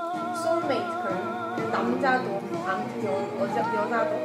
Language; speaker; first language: Korean; non-native, learner; Chinese